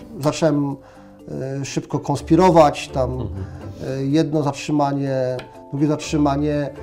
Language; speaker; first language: Polish; native; Polish